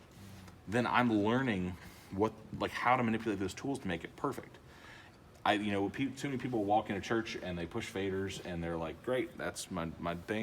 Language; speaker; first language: English; native; English